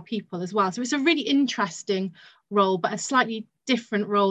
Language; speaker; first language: English; native; English